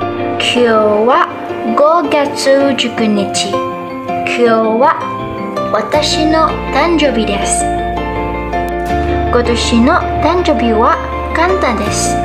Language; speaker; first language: Japanese; non-native, learner; Malay